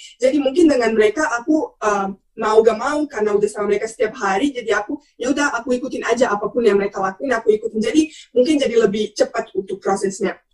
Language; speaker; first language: Indonesian; non-native, fluent; Bosnian